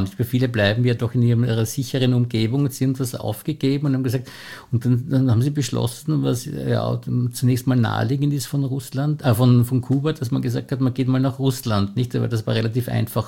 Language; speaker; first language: German; native; German